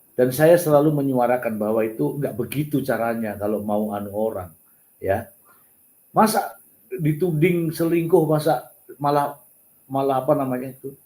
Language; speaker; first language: Indonesian; native; Indonesian